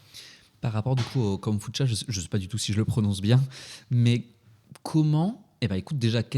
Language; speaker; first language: French; native; French